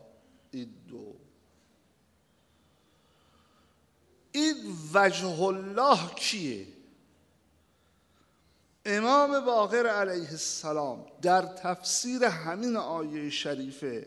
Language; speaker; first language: Persian; native; Persian